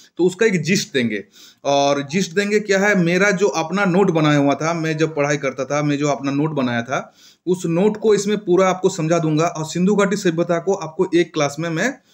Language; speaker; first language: Hindi; non-native, local second language; Bangla